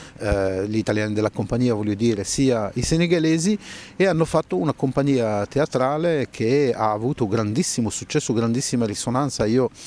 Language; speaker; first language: Italian; non-native, fluent; Arabic